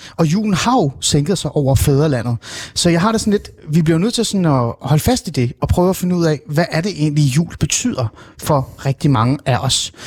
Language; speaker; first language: Danish; non-native, local second language; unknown